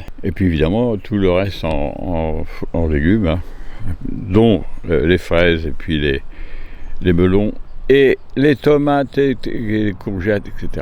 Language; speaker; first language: French; native; French